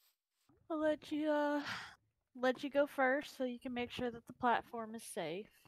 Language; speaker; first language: English; native; English